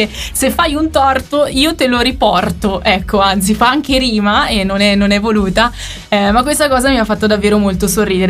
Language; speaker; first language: Italian; native; Italian